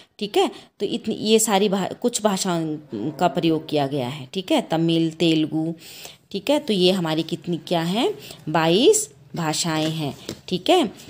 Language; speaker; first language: Hindi; native; Hindi